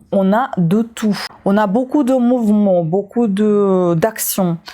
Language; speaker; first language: French; non-native, fluent; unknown